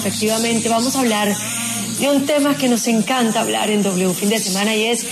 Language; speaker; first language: Spanish; native; Spanish